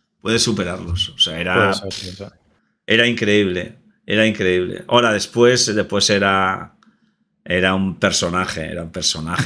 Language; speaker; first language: Spanish; native; Spanish